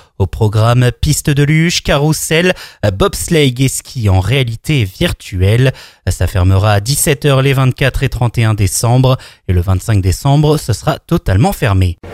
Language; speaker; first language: French; native; French